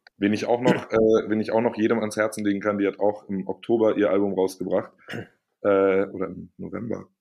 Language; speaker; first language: German; native; German